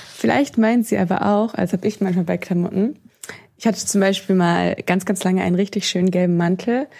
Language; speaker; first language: German; native; German